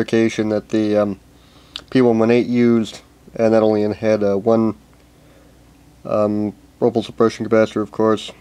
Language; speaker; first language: English; native; English